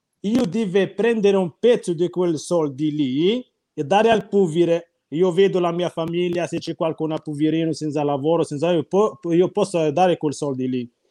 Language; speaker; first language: Italian; non-native, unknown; Arabic